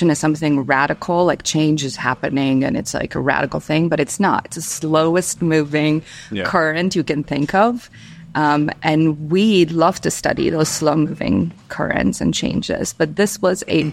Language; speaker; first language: English; non-native, fluent; Albanian